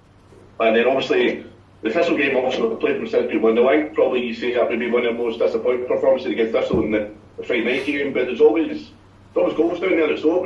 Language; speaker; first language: English; native; English